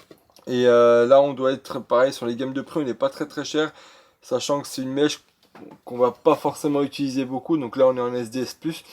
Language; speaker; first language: French; native; French